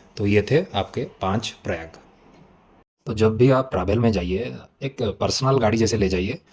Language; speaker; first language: Hindi; non-native, local second language; Odia